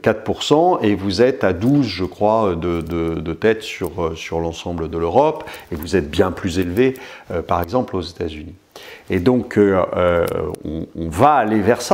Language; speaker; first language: French; native; French